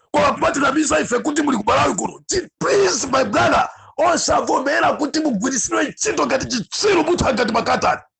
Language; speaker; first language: Nyanja; native; Nyanja